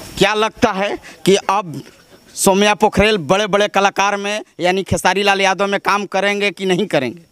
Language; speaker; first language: Hindi; native; Hindi